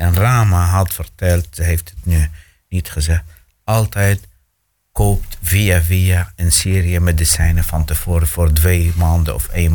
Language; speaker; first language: Dutch; non-native, fluent; Arabic